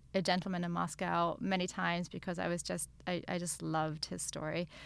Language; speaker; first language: English; non-native, fluent; German